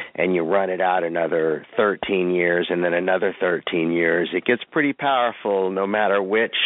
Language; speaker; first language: English; native; English